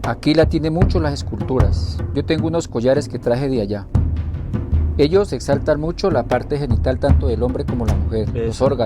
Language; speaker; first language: Spanish; native; Spanish